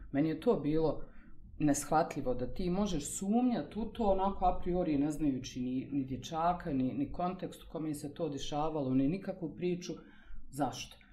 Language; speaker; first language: Bosnian; native; Bosnian